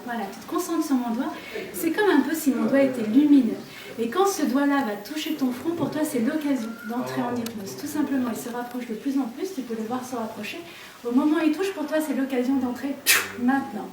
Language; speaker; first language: French; native; French